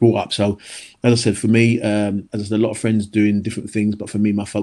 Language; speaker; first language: English; native; English